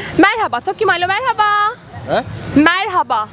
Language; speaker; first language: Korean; non-native, learner; Turkish